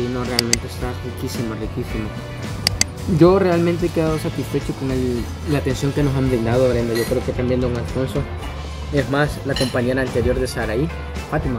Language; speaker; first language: Spanish; native; Spanish